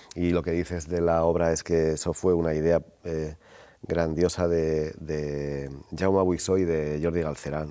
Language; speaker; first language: Spanish; native; Spanish